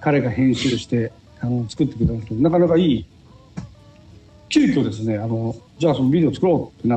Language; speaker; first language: Japanese; native; Japanese